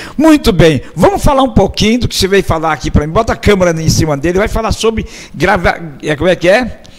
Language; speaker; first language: Portuguese; native; Portuguese